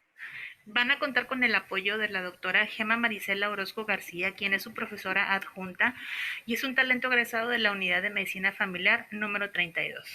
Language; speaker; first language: Spanish; native; Spanish